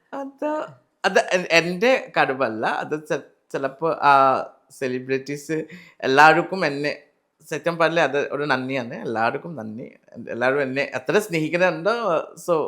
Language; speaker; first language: Malayalam; non-native, learner; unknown